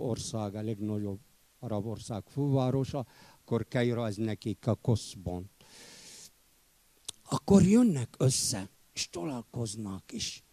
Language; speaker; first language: Hungarian; non-native, fluent; Arabic